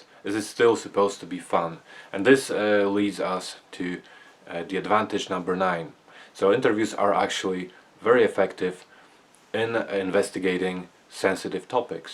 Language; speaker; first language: English; non-native, fluent; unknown